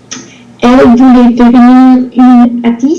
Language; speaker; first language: French; non-native, learner; English